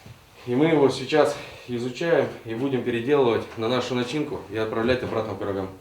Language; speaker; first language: Russian; native; Russian